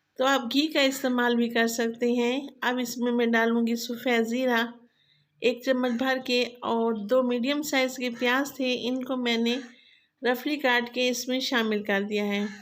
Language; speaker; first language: Urdu; non-native, local second language; Saraiki